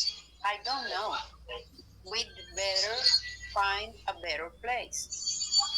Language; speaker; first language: English; non-native, learner; Spanish